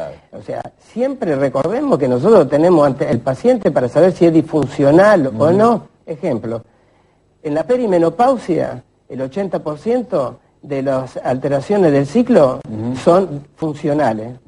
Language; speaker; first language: Spanish; native; Spanish